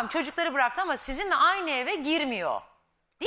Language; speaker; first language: Turkish; native; Turkish